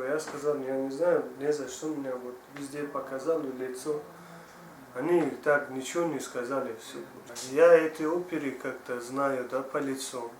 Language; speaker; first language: Russian; non-native, learner; Tajik